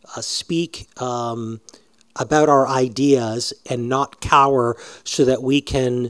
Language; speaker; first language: English; native; English